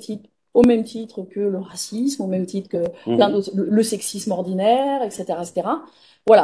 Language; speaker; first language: French; native; French